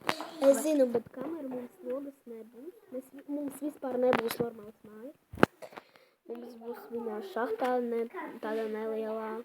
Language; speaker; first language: Latvian; non-native, local second language; Russian